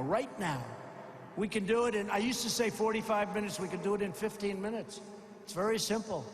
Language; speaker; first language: English; native; English